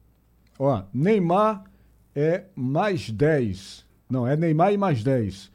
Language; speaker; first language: Portuguese; native; Portuguese